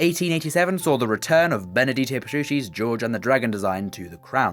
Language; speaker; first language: English; native; English